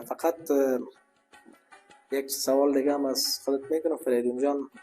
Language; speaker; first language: Persian; native; Persian